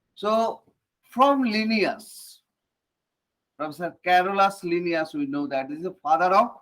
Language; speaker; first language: English; non-native, local second language; Bangla